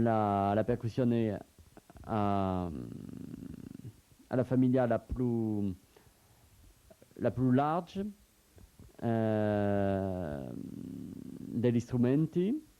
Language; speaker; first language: Italian; non-native, learner; French